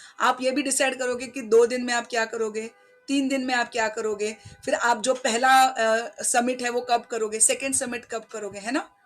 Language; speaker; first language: Hindi; non-native, local second language; Marathi